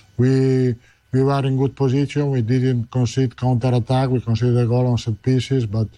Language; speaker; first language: English; non-native, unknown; Italian